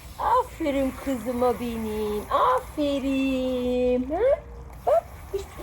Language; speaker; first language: Turkish; early bilingual, heritage; Turkish